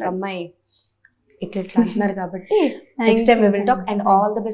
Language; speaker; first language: Telugu; native; Telugu